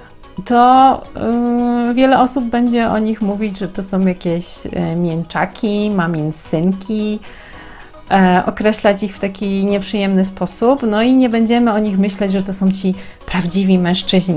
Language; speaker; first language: Polish; native; Polish